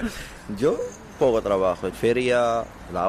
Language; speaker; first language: Spanish; non-native, learner; Arabic